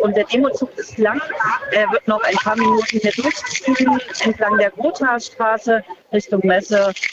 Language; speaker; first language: German; native; German